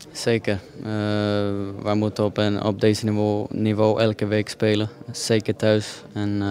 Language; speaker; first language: Dutch; non-native, fluent; Swedish